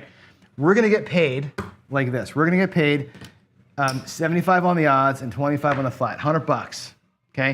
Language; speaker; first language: English; native; English